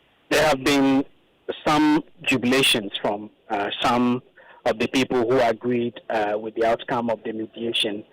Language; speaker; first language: English; native; English